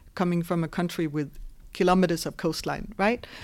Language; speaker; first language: English; non-native, fluent; Danish